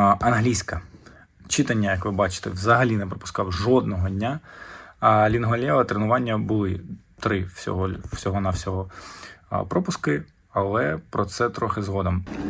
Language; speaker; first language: Ukrainian; non-native, local second language; Russian